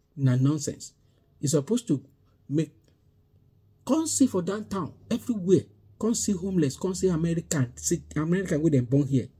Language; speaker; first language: Nigerian Pidgin; non-native, local second language; Yoruba